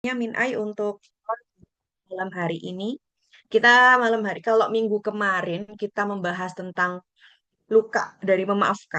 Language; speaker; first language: Indonesian; native; Indonesian